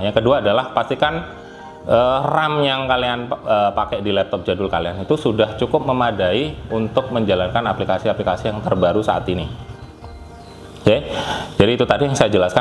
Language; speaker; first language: Indonesian; native; Indonesian